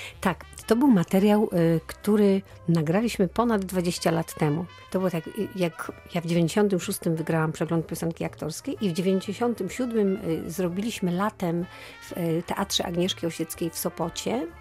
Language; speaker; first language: Polish; native; Polish